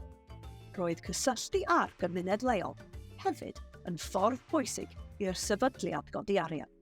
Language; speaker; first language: Welsh; native; Welsh